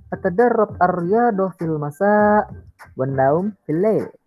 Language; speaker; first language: Arabic; non-native, learner; Indonesian